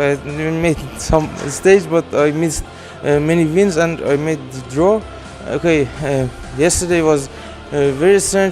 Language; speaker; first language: English; non-native, fluent; Persian